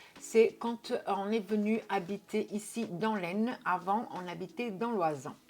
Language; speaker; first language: French; non-native, fluent; Portuguese